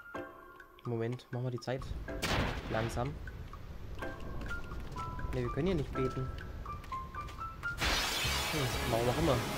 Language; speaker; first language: German; native; German